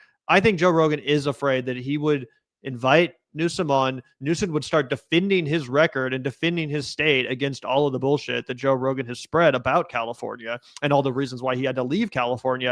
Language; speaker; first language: English; native; English